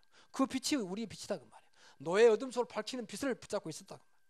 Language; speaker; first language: Korean; native; Korean